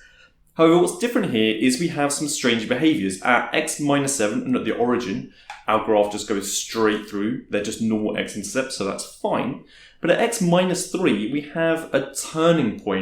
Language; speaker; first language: English; native; English